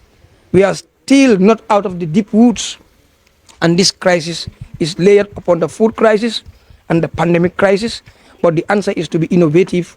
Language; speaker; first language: English; non-native, local second language; Fula